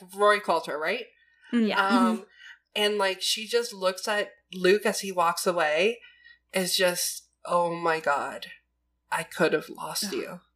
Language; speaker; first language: English; native; English